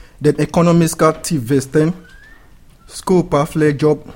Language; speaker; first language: Swedish; non-native, learner; English